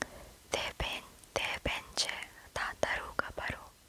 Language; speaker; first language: Portuguese; non-native, learner; English